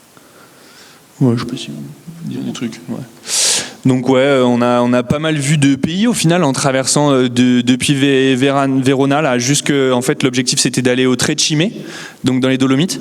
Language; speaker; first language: French; native; French